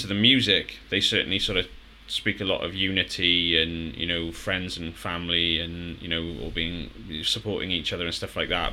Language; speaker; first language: English; native; English